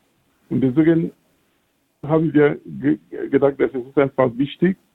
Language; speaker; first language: German; non-native, fluent; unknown